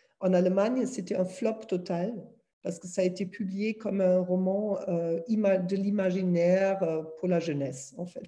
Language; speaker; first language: French; non-native, fluent; German